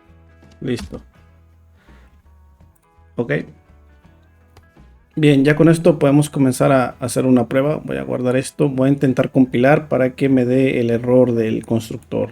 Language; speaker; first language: Spanish; native; Spanish